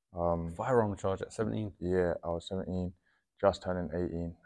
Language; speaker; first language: English; native; English